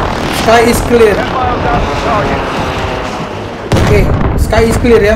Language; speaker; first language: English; non-native, learner; Indonesian